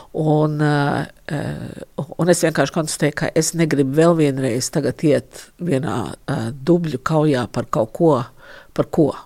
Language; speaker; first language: Latvian; early bilingual, heritage; Latvian